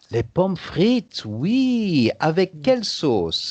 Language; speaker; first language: French; native; French